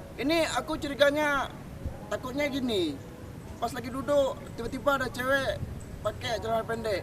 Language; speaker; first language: Indonesian; native; Indonesian